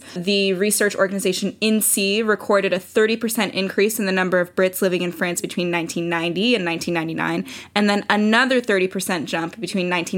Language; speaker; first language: English; native; English